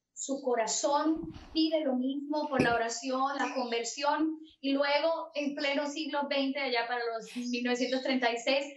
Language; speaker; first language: Spanish; native; Spanish